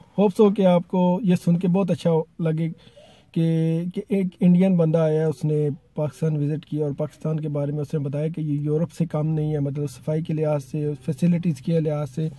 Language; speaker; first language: Urdu; non-native, local second language; Punjabi